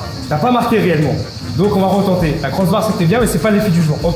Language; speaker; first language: French; native; French